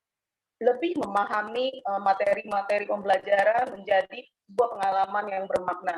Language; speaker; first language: Indonesian; native; Indonesian